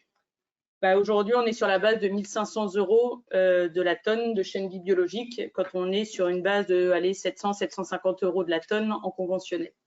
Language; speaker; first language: French; native; French